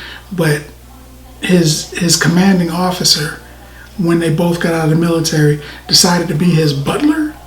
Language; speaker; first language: English; native; English